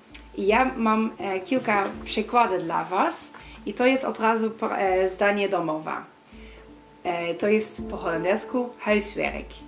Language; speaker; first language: Polish; non-native, learner; Dutch